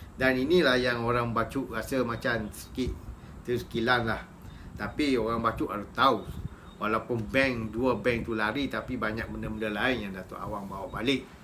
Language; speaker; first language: Malay; native; Malay